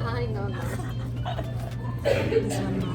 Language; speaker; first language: English; non-native, learner; Spanish